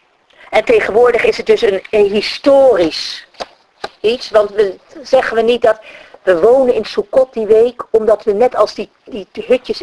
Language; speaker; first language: Dutch; native; Dutch